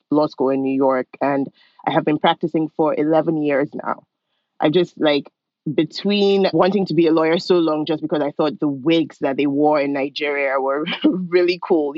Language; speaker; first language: English; non-native, local second language; Yoruba